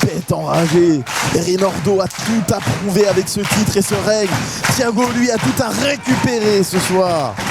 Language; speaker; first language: French; native; French